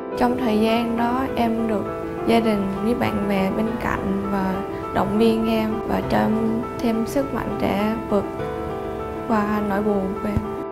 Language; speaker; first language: Vietnamese; early bilingual, heritage; Vietnamese